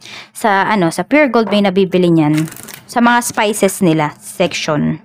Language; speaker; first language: Filipino; native; Filipino